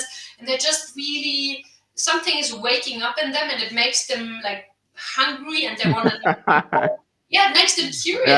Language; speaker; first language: English; non-native, fluent; German